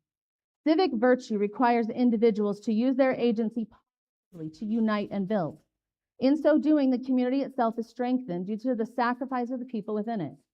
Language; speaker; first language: English; native; English